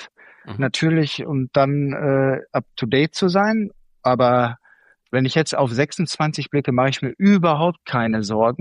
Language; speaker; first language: German; native; German